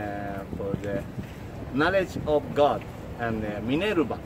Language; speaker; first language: English; non-native, learner; Japanese